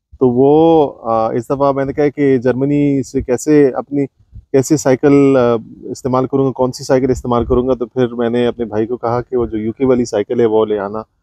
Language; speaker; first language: Urdu; native; Urdu